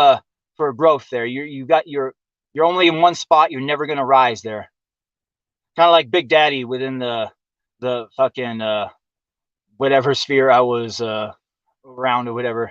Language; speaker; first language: English; native; English